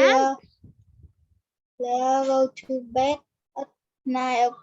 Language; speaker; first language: English; non-native, learner; Vietnamese